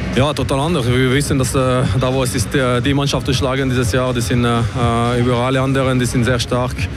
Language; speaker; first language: German; non-native, local second language; French